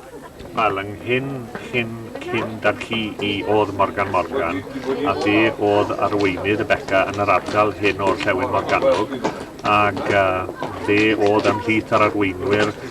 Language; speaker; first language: Welsh; native; Welsh